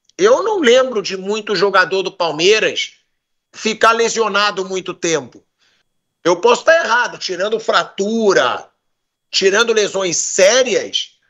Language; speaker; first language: Portuguese; native; Portuguese